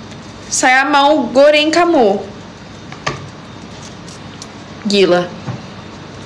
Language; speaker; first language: Indonesian; non-native, learner; Portuguese